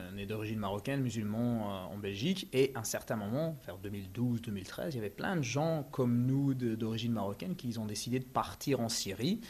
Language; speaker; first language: French; native; French